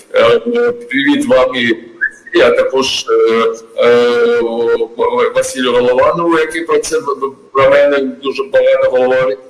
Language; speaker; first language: Ukrainian; non-native, learner; Georgian